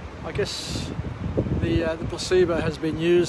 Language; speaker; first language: English; native; English